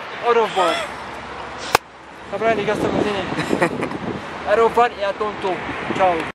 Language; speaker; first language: French; non-native, local second language; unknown